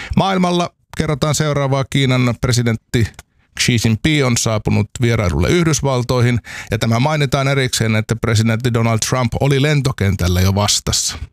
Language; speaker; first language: Finnish; native; Finnish